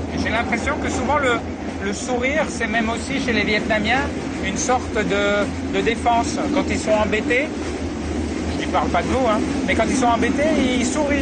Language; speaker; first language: French; native; French